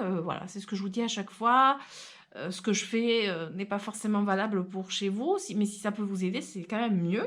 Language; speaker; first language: French; native; French